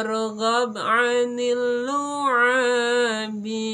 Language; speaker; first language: Arabic; non-native, learner; Indonesian